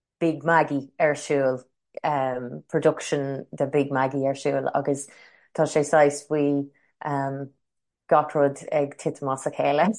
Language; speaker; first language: Irish; non-native, local second language; English